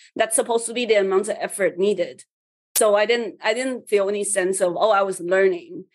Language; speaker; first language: English; early bilingual, other home language; Chinese